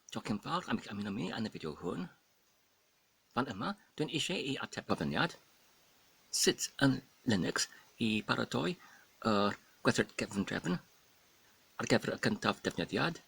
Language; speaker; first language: Welsh; non-native, learner; Polish